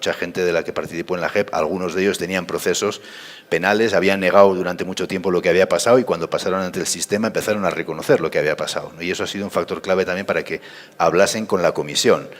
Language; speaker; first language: Spanish; native; Spanish